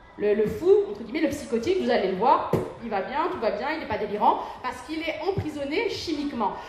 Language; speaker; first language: French; early bilingual, other home language; Arabic